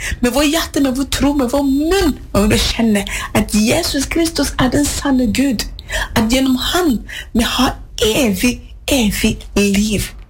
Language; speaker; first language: Norwegian; non-native, fluent; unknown